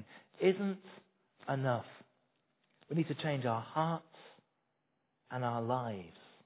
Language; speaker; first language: English; native; English